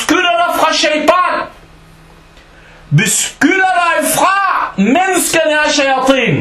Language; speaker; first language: Danish; early bilingual, other home language; Arabic